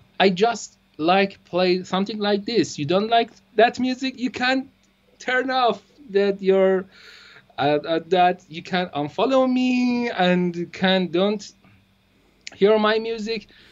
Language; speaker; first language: English; non-native, learner; Persian